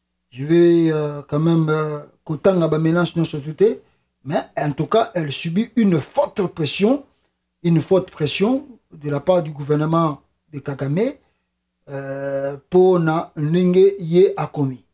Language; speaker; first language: French; non-native, local second language; Lingala